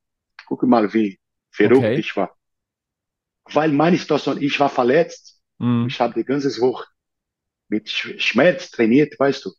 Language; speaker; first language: German; non-native, fluent; Portuguese